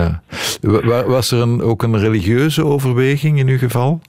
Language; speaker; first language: Dutch; native; Dutch